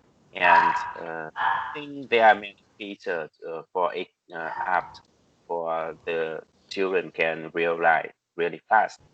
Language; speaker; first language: English; non-native, learner; Vietnamese